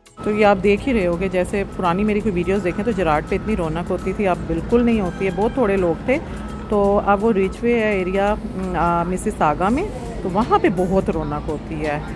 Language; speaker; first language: Urdu; native; Urdu